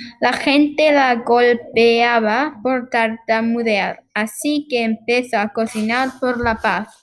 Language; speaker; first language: Spanish; non-native, learner; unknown